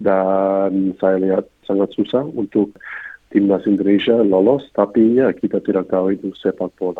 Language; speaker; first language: Indonesian; non-native, fluent; English